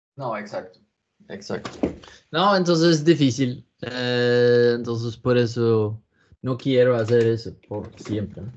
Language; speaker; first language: Spanish; non-native, fluent; Swedish